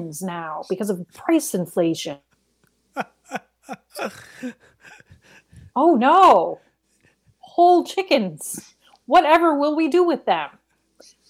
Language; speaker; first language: English; native; English